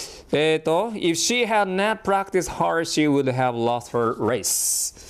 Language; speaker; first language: English; non-native, fluent; Japanese